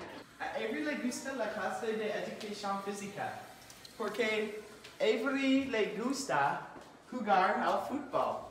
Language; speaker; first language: Spanish; non-native, learner; English